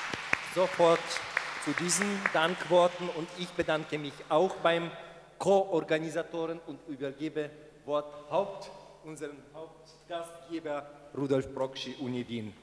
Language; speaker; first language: German; non-native, fluent; Ukrainian